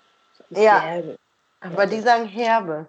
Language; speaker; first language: German; native; German